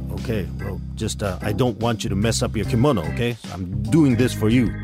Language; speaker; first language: English; early bilingual, other home language; Japanese